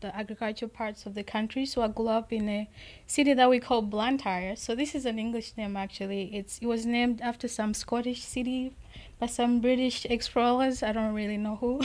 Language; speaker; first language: English; non-native, local second language; Nyanja